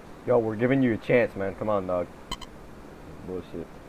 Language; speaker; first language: English; native; English